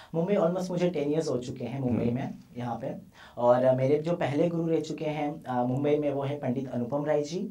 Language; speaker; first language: Hindi; native; Hindi